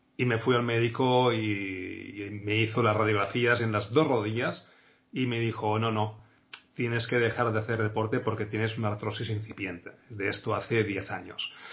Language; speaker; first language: Spanish; non-native, local second language; Catalan